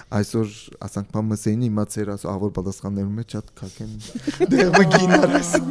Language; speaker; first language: Armenian; early bilingual, heritage; Armenian